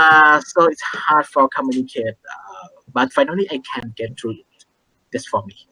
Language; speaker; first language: English; non-native, learner; Thai